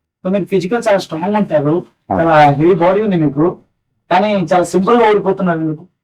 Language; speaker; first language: Telugu; native; Telugu